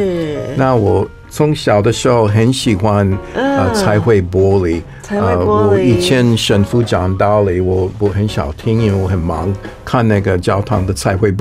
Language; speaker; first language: Chinese; non-native, fluent; English